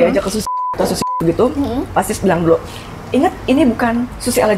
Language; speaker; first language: Indonesian; native; Indonesian